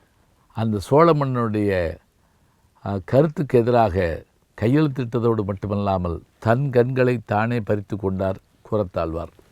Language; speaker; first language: Tamil; native; Tamil